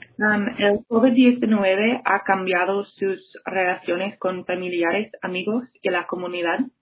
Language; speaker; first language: Spanish; non-native, fluent; English